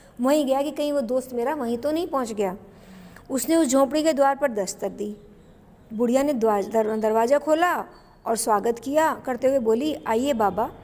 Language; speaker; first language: Hindi; native; Hindi